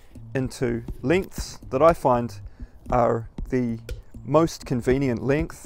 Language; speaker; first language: English; native; English